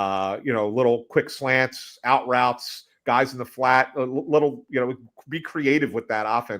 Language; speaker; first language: English; native; English